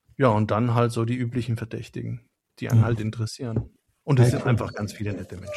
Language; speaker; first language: German; native; German